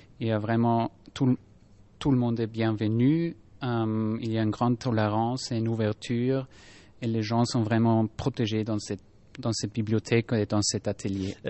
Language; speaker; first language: French; non-native, fluent; German